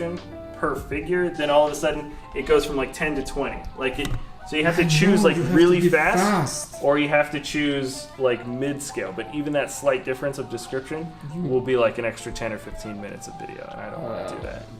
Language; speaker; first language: English; native; English